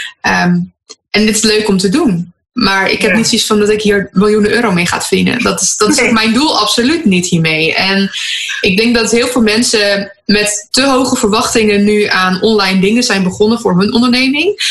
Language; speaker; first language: Dutch; native; Dutch